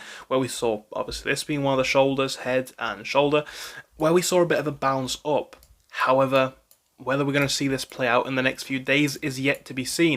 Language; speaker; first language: English; native; English